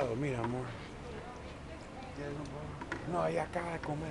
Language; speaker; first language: Spanish; non-native, fluent; English